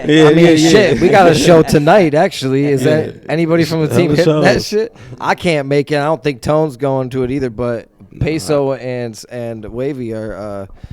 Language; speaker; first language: English; native; English